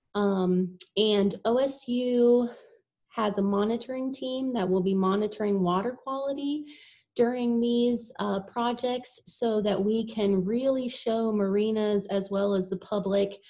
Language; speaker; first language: English; native; English